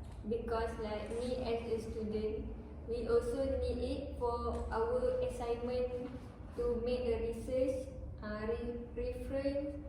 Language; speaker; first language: English; non-native, learner; Malay